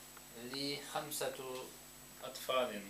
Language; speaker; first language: Arabic; non-native, learner; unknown